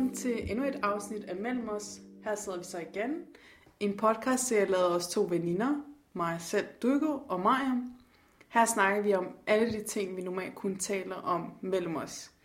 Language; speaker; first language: Danish; native; Danish